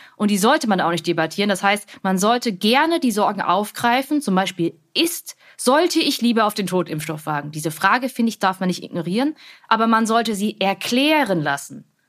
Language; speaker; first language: German; early bilingual, other home language; Vietnamese